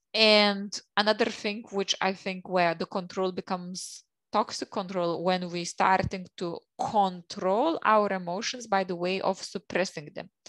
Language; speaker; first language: English; non-native, fluent; Lithuanian